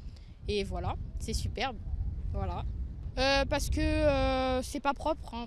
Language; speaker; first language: French; native; French